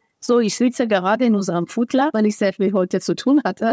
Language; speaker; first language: German; non-native, fluent; Persian